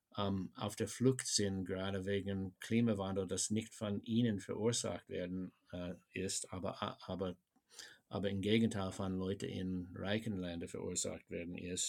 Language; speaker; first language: German; non-native, fluent; English